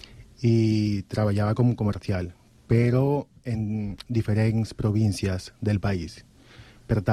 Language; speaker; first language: Catalan; non-native, learner; Spanish